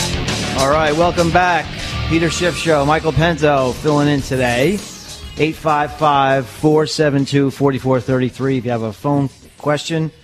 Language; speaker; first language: English; native; English